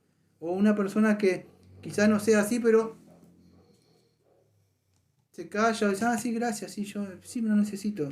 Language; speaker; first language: Spanish; native; Spanish